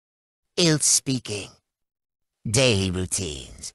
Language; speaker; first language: English; non-native, learner; Vietnamese